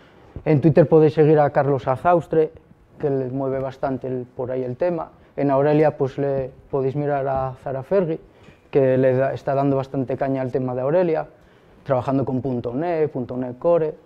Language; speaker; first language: Spanish; native; Spanish